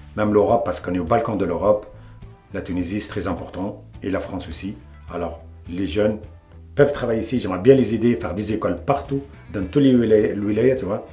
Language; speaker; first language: French; non-native, local second language; Arabic